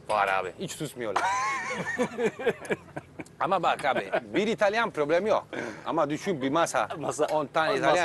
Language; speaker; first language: Turkish; non-native, learner; Italian